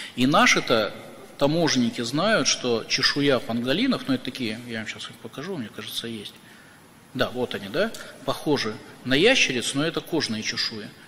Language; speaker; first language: Russian; native; Russian